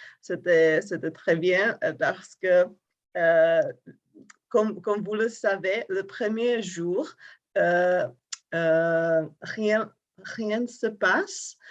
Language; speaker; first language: French; non-native, fluent; Czech